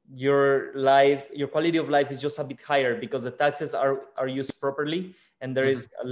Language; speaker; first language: English; non-native, fluent; Spanish